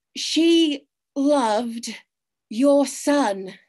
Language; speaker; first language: English; native; English